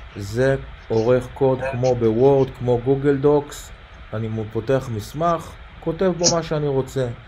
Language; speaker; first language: Hebrew; native; Hebrew